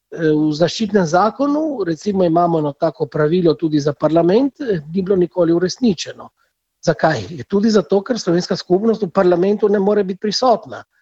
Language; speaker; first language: Slovenian; native; Slovenian